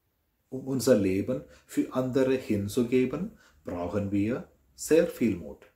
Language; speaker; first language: German; non-native, fluent; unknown